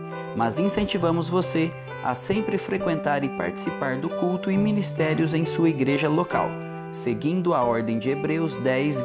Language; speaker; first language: Portuguese; native; Portuguese